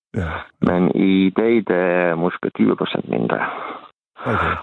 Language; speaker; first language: Danish; non-native, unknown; Estonian